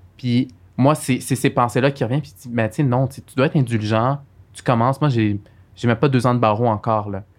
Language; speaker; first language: French; early bilingual, other home language; Arabic